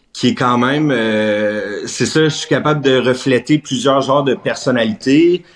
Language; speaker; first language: French; native; French